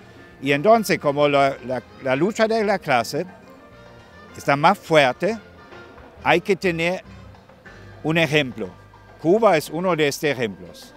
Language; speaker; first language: Spanish; non-native, fluent; German